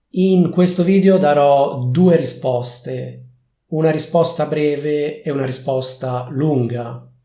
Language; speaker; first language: Italian; native; Italian